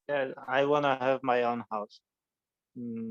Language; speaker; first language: English; non-native, learner; Portuguese